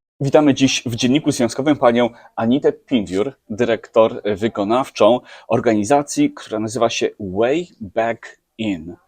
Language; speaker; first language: Polish; native; Polish